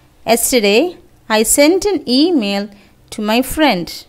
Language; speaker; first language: English; non-native, local second language; Tamil